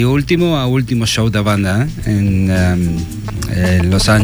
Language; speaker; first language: Portuguese; non-native, learner; Spanish